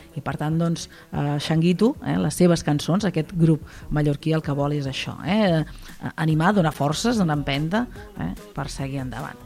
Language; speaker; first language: Catalan; native; Catalan